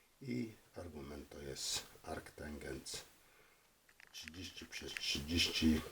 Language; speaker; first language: Polish; non-native, learner; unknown